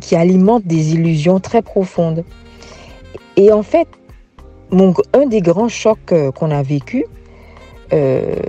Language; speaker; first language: French; native; French